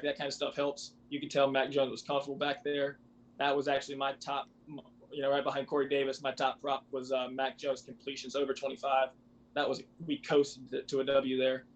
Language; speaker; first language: English; native; English